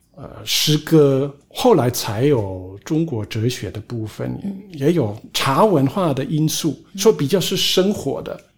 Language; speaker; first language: Chinese; non-native, fluent; German